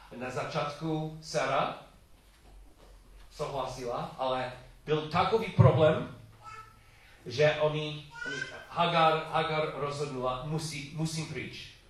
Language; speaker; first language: Czech; non-native, learner; English